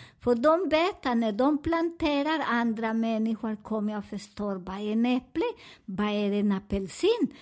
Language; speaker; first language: Swedish; non-native, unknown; Spanish